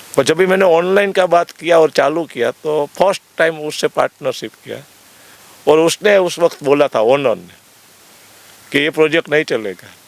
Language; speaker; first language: Hindi; non-native, local second language; Gujarati